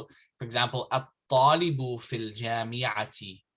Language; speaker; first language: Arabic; non-native, fluent; English